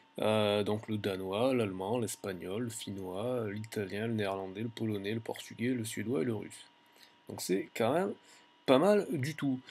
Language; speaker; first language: French; native; French